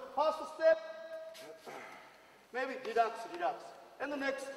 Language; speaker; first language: English; non-native, learner; Japanese